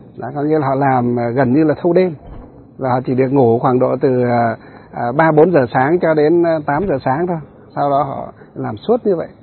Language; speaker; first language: Vietnamese; non-native, local second language; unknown